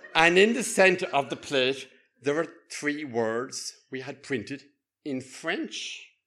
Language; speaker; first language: English; native; English